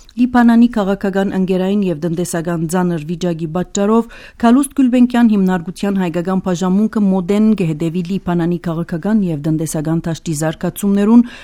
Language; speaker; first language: Armenian; early bilingual, heritage; Armenian